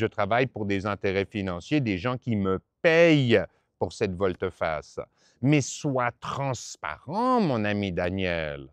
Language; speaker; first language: French; native; French